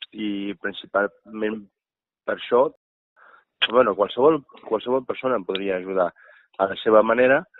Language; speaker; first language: Catalan; non-native, fluent; Arabic